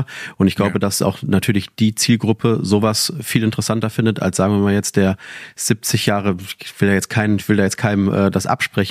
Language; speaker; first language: German; native; German